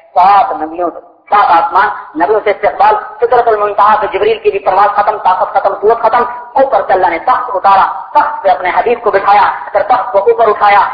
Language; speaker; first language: Urdu; non-native, local second language; Punjabi